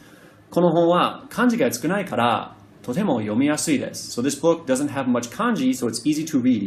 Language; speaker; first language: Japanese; non-native, fluent; English